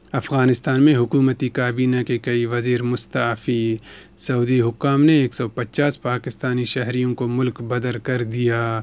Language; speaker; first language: Urdu; non-native, local second language; Baluchi